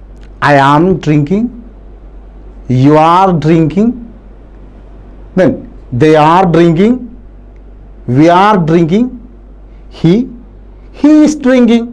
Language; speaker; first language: English; non-native, local second language; Malayalam